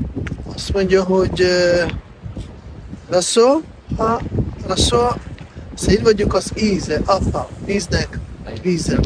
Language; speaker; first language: Hungarian; non-native, fluent; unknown